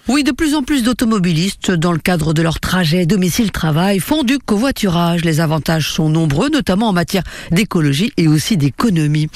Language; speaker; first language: French; native; French